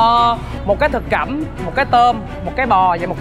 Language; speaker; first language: Vietnamese; native; Vietnamese